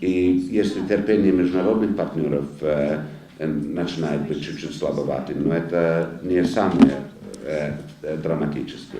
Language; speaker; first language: Russian; non-native, fluent; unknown